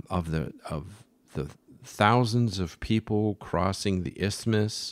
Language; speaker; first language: English; native; English